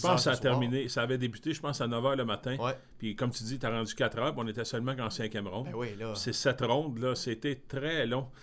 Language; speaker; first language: French; native; French